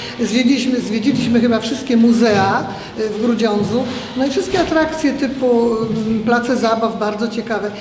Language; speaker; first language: Polish; native; Polish